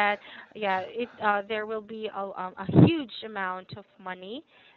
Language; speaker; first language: English; non-native, fluent; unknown